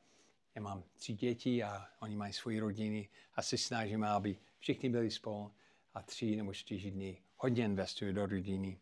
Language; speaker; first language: Czech; non-native, fluent; English